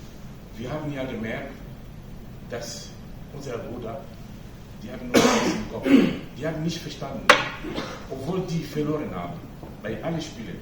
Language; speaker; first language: German; non-native, fluent; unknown